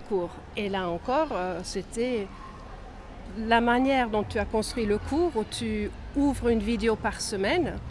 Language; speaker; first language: French; non-native, fluent; Swedish